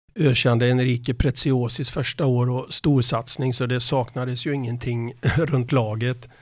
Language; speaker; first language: Swedish; native; Swedish